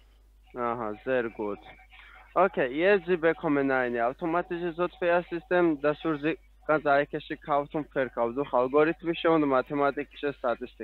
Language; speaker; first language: German; non-native, learner; Italian